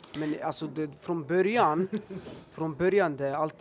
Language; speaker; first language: Swedish; early bilingual, other home language; Albanian